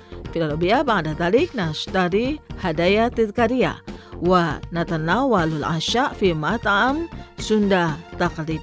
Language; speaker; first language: Arabic; non-native, fluent; Indonesian